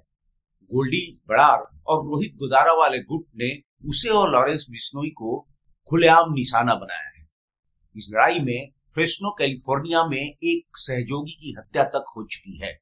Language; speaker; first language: Hindi; native; Hindi